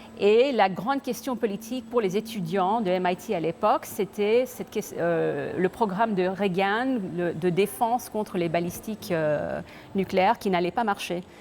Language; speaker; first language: French; early bilingual, other home language; English